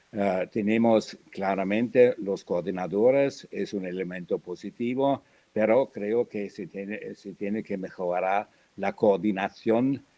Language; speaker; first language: Spanish; non-native, fluent; German